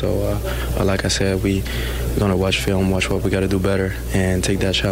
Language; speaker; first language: English; non-native, fluent; French